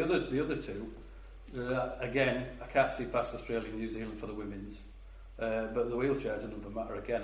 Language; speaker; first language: English; native; English